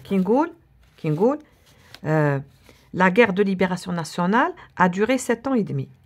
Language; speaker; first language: French; non-native, local second language; Arabic